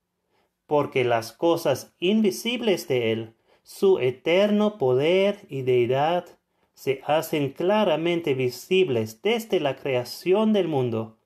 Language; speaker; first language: Spanish; non-native, fluent; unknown